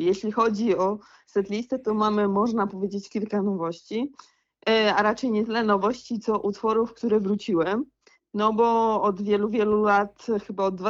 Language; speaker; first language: Polish; native; Polish